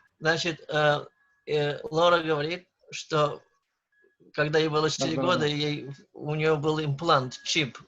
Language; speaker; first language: Russian; native; Russian